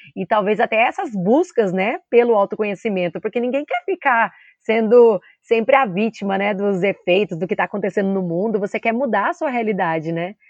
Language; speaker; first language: Portuguese; native; Portuguese